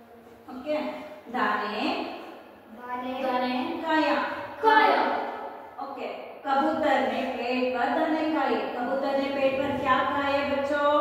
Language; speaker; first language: Hindi; non-native, local second language; Kannada